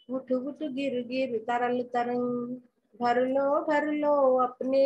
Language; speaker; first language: Hindi; non-native, local second language; Telugu